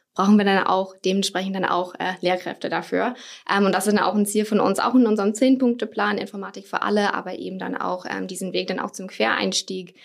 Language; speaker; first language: German; non-native, fluent; English